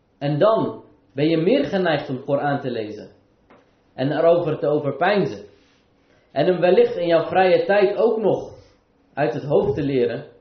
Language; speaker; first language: Dutch; early bilingual, other home language; Arabic